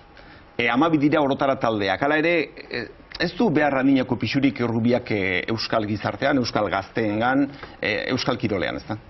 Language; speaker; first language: Basque; native; Basque